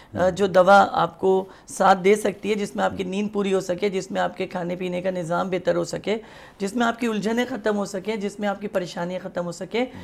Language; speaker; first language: Urdu; native; Urdu